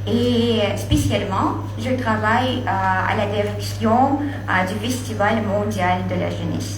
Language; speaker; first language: French; non-native, fluent; Russian